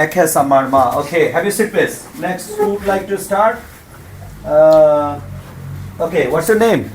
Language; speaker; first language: English; non-native, fluent; Bangla